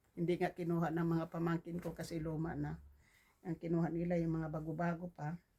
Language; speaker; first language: Filipino; non-native, local second language; Cebuano